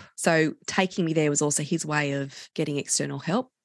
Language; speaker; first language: English; native; English